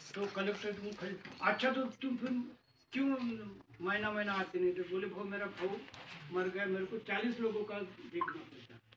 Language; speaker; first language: Hindi; non-native, local second language; Marathi